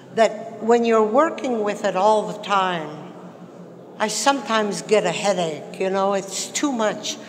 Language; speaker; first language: English; early bilingual, other home language; Latvian